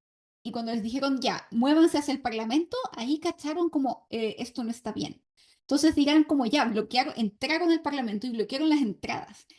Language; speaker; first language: Spanish; native; Spanish